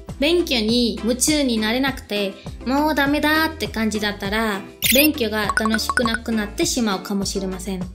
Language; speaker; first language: Japanese; non-native, fluent; Spanish